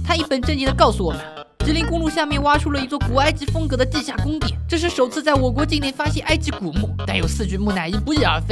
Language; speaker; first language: Chinese; native; Chinese